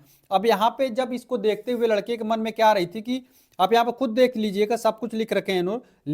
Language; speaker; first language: Hindi; native; Hindi